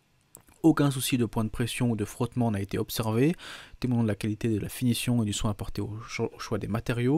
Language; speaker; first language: French; native; French